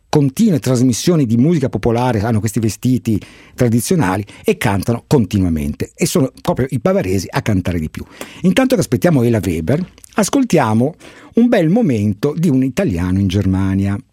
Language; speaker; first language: Italian; native; Italian